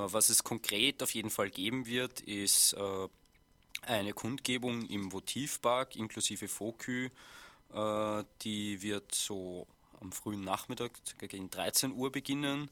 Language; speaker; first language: German; native; German